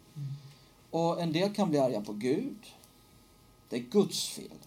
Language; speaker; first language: Swedish; native; Swedish